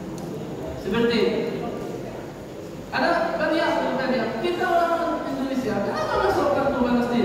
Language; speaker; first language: Indonesian; non-native, learner; Arabic